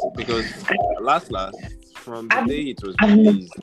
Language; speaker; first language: English; non-native, local second language; Yoruba